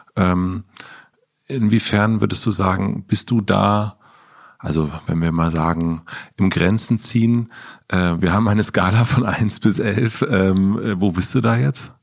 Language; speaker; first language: German; native; German